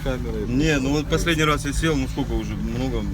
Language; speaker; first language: Russian; native; Russian